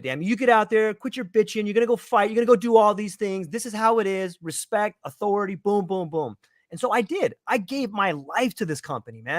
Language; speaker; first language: English; native; English